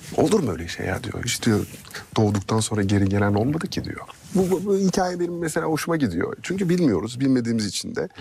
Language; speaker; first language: Turkish; early bilingual, heritage; Turkish